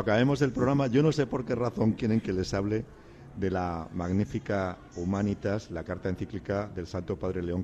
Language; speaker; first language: Spanish; native; Spanish